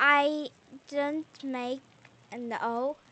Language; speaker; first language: English; non-native, learner; Korean